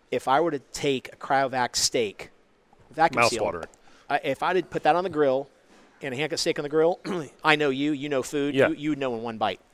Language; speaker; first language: English; native; English